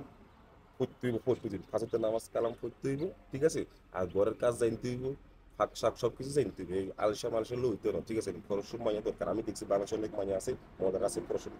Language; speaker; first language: Bangla; non-native, learner; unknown